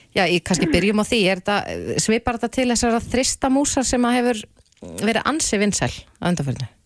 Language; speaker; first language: Icelandic; native; Icelandic